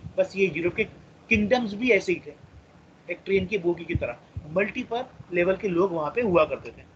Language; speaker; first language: Hindi; non-native, local second language; Marathi